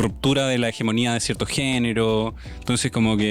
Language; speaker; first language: Spanish; native; Spanish